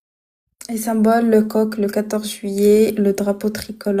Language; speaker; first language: French; non-native, fluent; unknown